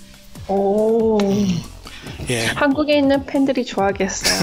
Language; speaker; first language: Korean; native; Korean